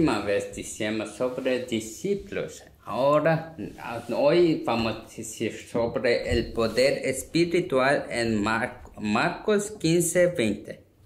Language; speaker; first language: Spanish; non-native, learner; Korean